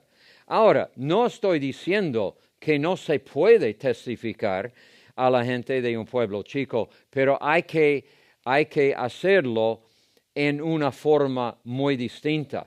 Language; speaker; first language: Spanish; non-native, fluent; English